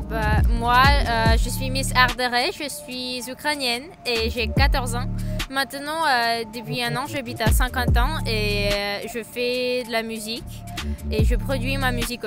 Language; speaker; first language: French; non-native, fluent; Ukrainian